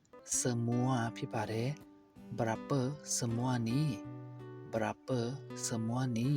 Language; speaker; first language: Indonesian; non-native, learner; Burmese